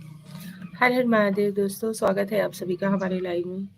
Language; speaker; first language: Hindi; native; Hindi